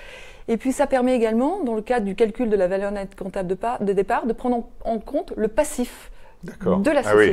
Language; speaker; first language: French; native; French